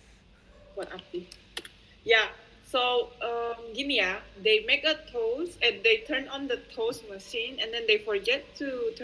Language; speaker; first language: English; non-native, fluent; Indonesian